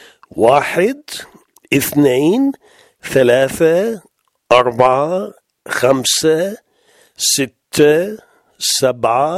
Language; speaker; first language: Arabic; non-native, fluent; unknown